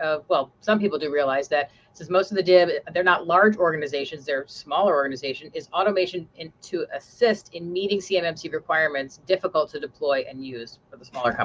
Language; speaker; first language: English; native; English